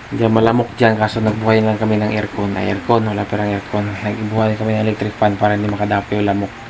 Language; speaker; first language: Filipino; non-native, local second language; Cebuano